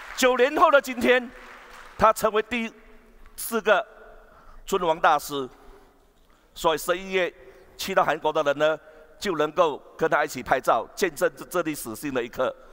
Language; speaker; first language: Chinese; native; Chinese